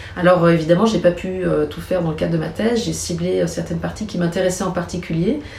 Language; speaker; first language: French; native; French